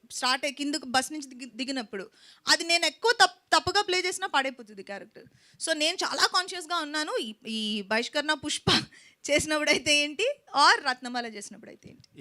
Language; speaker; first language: Telugu; native; Telugu